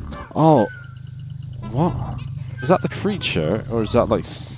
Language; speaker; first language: English; native; English